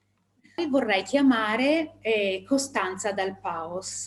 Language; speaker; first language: Italian; native; Italian